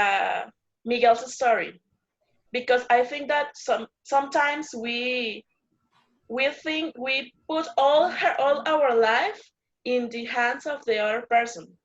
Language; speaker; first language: English; non-native, learner; Spanish